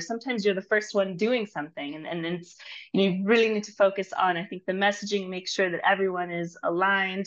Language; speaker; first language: English; native; English